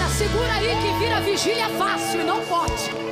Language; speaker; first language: Portuguese; native; Portuguese